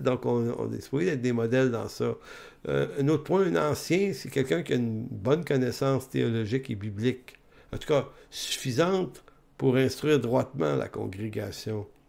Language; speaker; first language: French; native; French